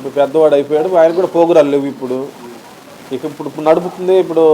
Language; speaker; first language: Telugu; native; Telugu